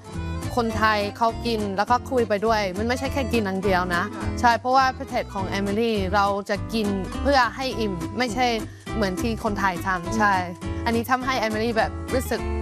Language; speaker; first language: Thai; non-native, fluent; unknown